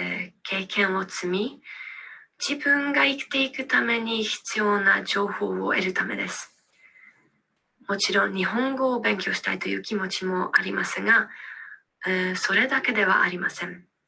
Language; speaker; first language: Japanese; non-native, learner; Hungarian